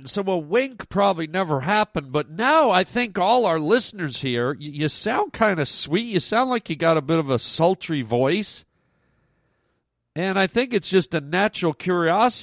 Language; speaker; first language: English; native; English